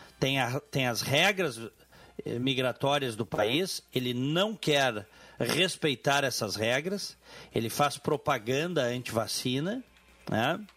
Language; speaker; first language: Portuguese; native; Portuguese